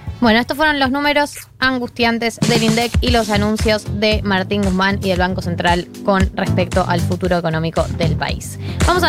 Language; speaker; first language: Spanish; native; Spanish